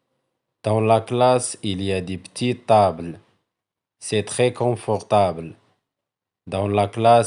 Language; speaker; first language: French; non-native, local second language; Arabic